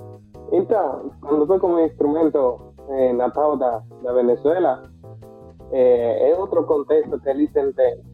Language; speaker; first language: Portuguese; non-native, fluent; Spanish